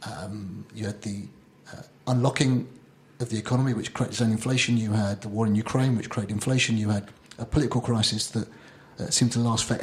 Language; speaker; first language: English; native; English